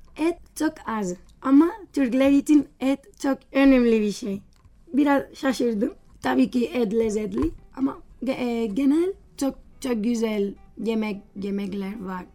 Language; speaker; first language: Turkish; non-native, learner; Spanish